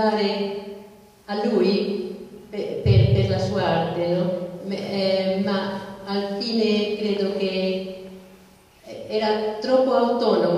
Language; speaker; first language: Italian; non-native, fluent; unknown